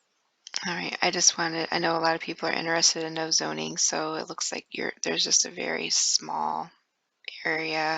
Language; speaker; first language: English; native; English